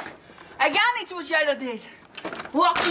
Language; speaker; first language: Dutch; native; Dutch